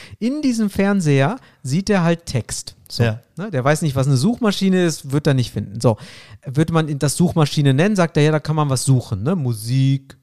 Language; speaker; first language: German; non-native, fluent; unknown